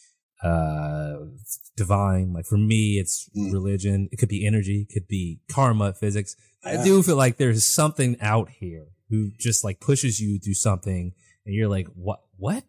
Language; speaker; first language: English; native; English